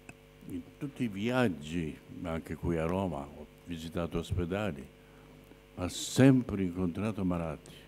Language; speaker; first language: Italian; non-native, fluent; Polish